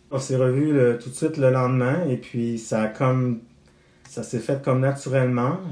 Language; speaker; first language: French; native; French